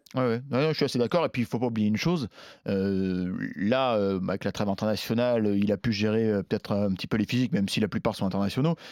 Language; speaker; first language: French; native; French